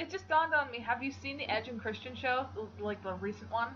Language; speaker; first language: English; native; English